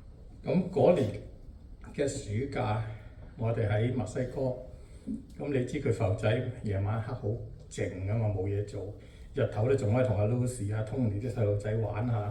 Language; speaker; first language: Cantonese; native; Cantonese